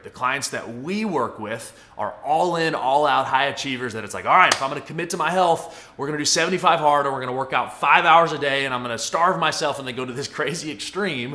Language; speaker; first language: English; native; English